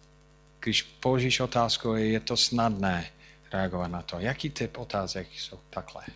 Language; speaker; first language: Czech; non-native, fluent; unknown